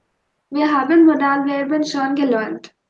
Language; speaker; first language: German; non-native, fluent; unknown